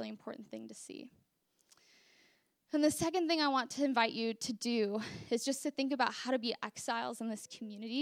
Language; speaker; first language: English; native; English